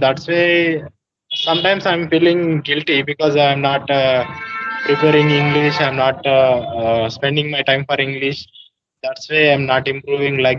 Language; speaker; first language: English; non-native, learner; Telugu